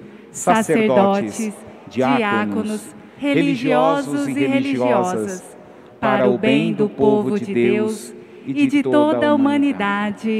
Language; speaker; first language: Portuguese; native; Portuguese